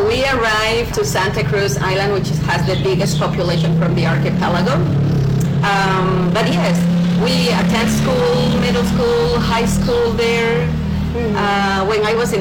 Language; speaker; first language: English; non-native, fluent; Quechua